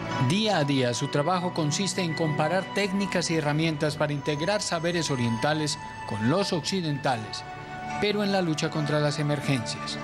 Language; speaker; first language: Spanish; native; Spanish